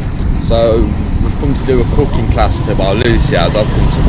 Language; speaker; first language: English; native; English